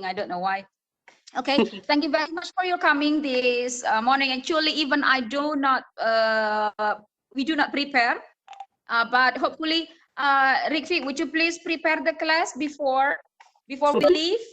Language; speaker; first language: English; non-native, fluent; Indonesian